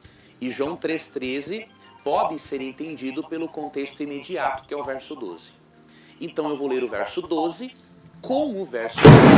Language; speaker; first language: Portuguese; native; Portuguese